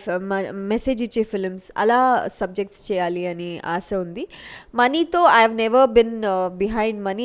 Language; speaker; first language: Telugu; non-native, local second language; Kannada